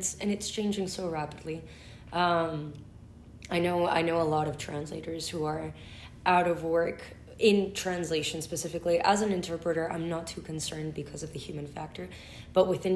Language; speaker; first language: English; non-native, fluent; Spanish